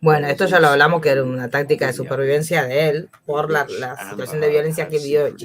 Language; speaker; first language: Spanish; native; Spanish